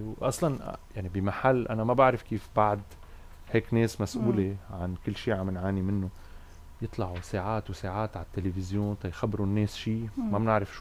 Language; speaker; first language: Arabic; native; Arabic